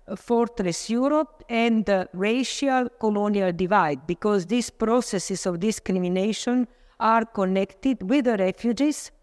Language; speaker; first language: English; non-native, fluent; Slovenian